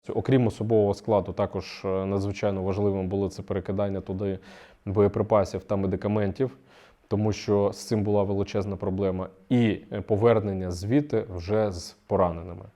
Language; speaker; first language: Ukrainian; native; Ukrainian